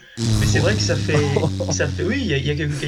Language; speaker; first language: French; native; French